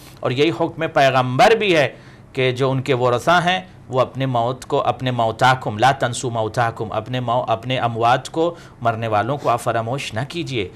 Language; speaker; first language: Urdu; native; Urdu